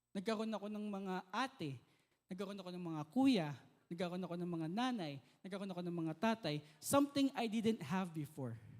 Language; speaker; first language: Filipino; native; Filipino